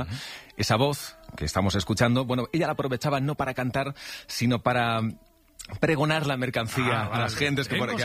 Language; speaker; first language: Spanish; native; Spanish